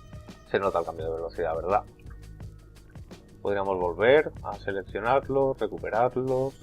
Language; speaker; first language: Spanish; native; Spanish